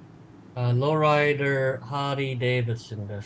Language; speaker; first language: Japanese; non-native, learner; English